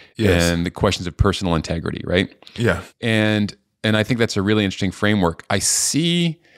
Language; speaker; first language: English; native; English